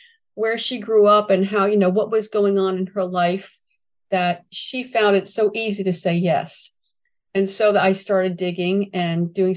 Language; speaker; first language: English; native; English